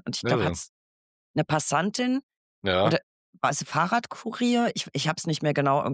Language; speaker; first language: German; native; German